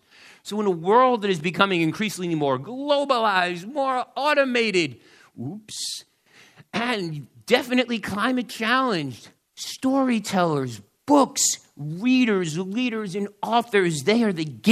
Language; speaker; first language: English; native; English